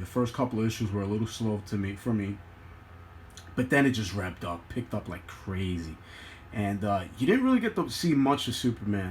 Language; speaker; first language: English; native; English